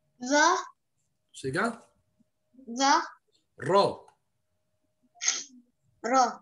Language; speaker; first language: English; non-native, fluent; Arabic